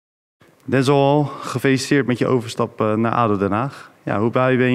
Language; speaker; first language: Dutch; native; Dutch